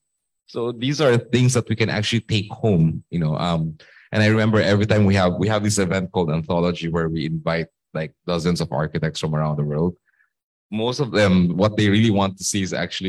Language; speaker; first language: English; non-native, local second language; Filipino